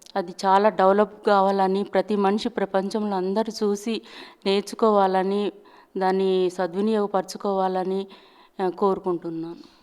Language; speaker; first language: Telugu; native; Telugu